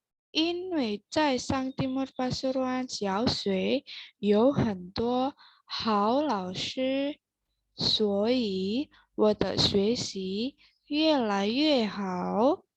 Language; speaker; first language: Chinese; non-native, learner; Indonesian